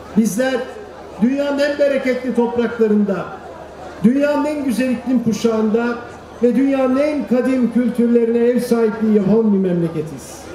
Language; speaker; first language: Turkish; native; Turkish